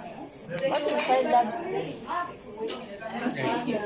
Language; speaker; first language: English; non-native, fluent; Filipino